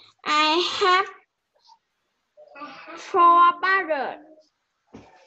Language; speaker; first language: English; non-native, learner; Vietnamese